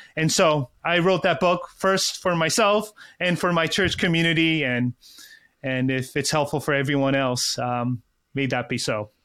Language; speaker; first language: English; early bilingual, other home language; Korean